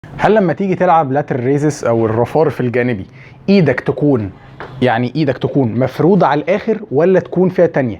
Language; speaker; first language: Arabic; native; Arabic